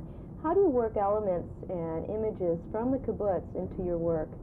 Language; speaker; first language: English; native; English